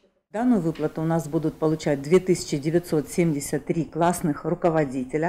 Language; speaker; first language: Russian; native; Russian